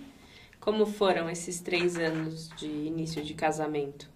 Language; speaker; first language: Portuguese; native; Portuguese